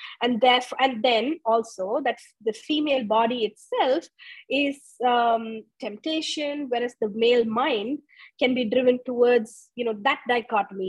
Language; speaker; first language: English; non-native, local second language; Tamil